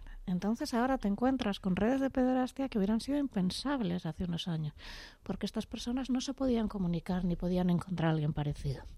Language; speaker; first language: Spanish; native; Spanish